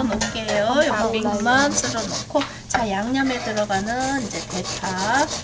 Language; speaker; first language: Korean; native; Korean